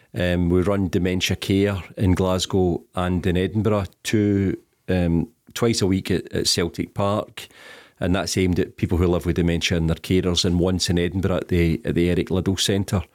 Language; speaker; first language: English; native; English